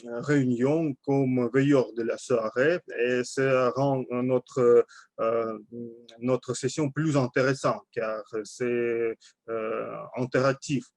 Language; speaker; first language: French; non-native, learner; Russian